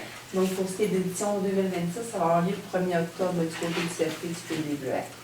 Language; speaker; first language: French; native; French